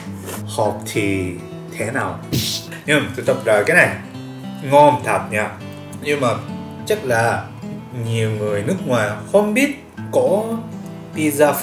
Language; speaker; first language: Vietnamese; non-native, learner; Japanese